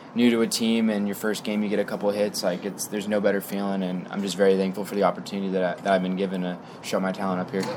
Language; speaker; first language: English; native; English